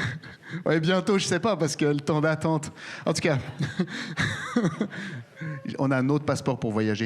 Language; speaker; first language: French; native; French